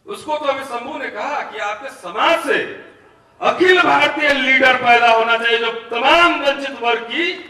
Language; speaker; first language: Hindi; native; Hindi